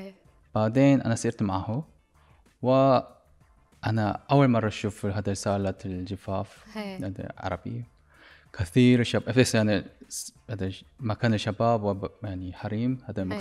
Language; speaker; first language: Arabic; non-native, learner; Korean